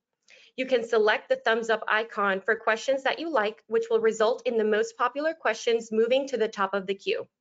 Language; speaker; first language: English; native; English